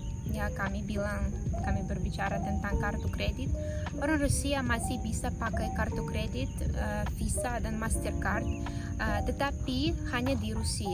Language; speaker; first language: Indonesian; non-native, fluent; Russian